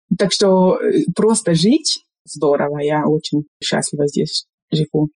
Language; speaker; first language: Russian; non-native, fluent; Hungarian